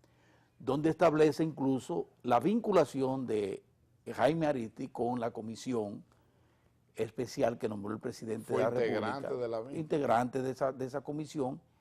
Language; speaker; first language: Spanish; native; Spanish